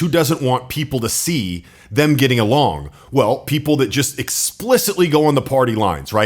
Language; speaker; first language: English; native; English